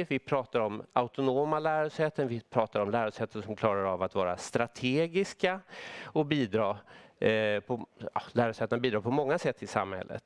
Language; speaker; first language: Swedish; native; Swedish